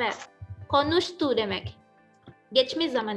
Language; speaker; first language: Turkish; non-native, fluent; Indonesian